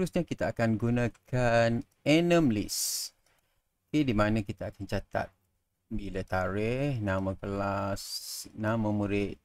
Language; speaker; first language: Malay; native; Malay